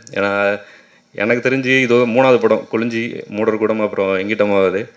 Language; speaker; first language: Tamil; native; Tamil